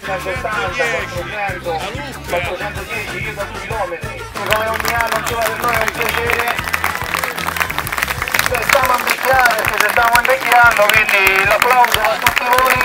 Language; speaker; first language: Italian; native; Italian